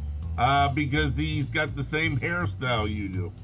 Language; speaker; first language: English; native; English